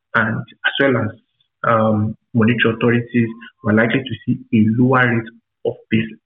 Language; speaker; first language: English; non-native, local second language; Yoruba